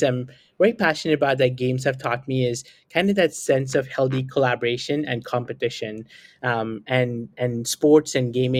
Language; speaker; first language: English; non-native, local second language; Hindi